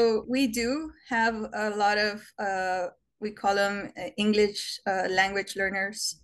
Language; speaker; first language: English; native; English